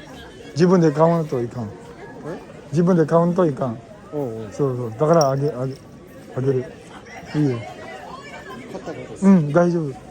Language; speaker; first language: Japanese; non-native, learner; Filipino